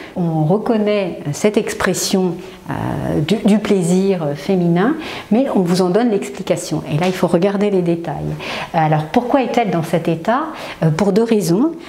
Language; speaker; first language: French; native; French